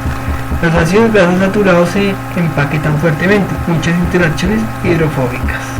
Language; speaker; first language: Spanish; native; Spanish